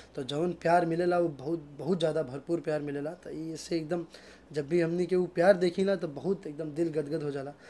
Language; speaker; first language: Hindi; native; Hindi